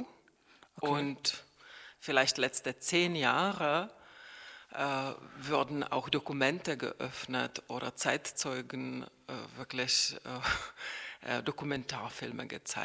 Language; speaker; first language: German; non-native, fluent; Czech